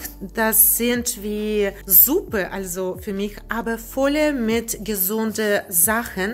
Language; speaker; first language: German; non-native, learner; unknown